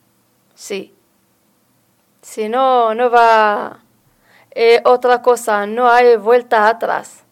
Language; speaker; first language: Spanish; non-native, learner; Arabic